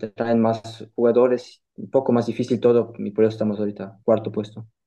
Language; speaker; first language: Spanish; early bilingual, heritage; German